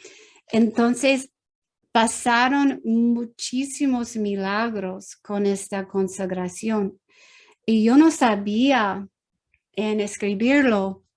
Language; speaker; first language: Spanish; non-native, learner; English